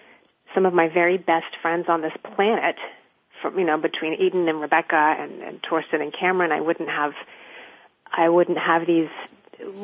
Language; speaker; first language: English; native; English